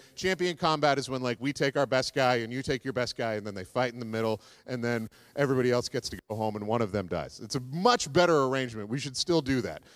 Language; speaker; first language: English; native; English